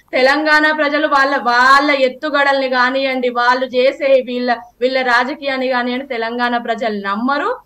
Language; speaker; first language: Telugu; native; Telugu